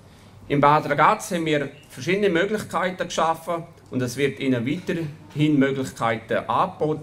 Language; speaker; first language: German; native; German